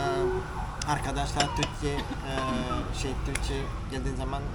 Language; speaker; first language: Turkish; early bilingual, heritage; Turkish